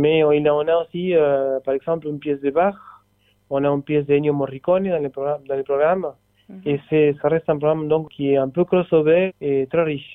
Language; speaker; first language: French; non-native, fluent; Spanish